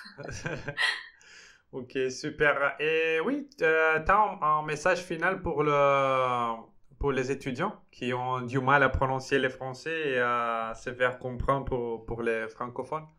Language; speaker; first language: French; non-native, fluent; Portuguese